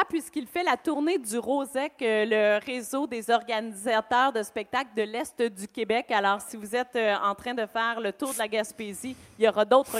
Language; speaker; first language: French; native; French